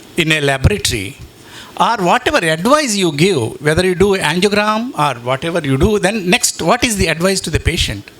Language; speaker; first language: English; non-native, local second language; Telugu